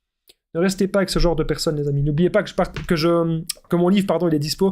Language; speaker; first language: French; native; French